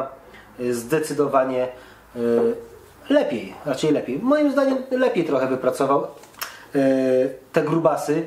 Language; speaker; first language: Polish; native; Polish